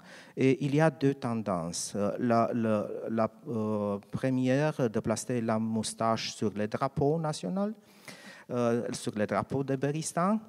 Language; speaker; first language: French; non-native, learner; Romanian